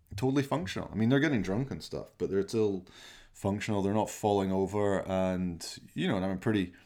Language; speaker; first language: English; native; English